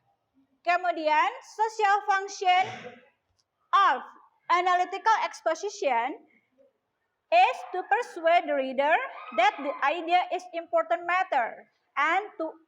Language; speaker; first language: English; non-native, learner; Indonesian